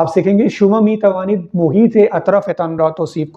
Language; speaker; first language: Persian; non-native, fluent; Urdu